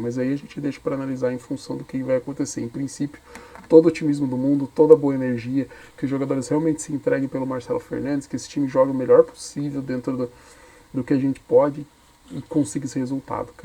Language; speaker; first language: Portuguese; native; Portuguese